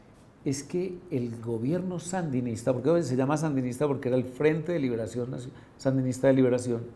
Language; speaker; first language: Spanish; native; Spanish